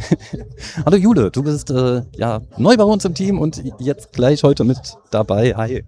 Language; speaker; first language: German; native; German